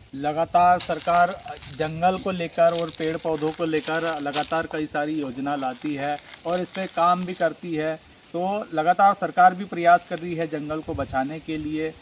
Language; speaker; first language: Hindi; native; Hindi